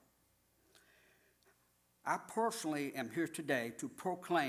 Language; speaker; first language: English; native; English